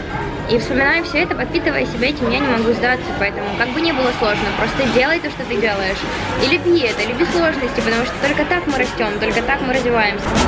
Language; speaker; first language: Russian; native; Russian